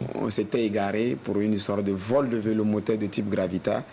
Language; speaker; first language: French; non-native, local second language; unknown